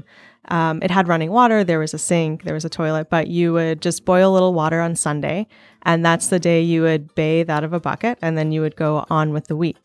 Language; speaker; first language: English; native; English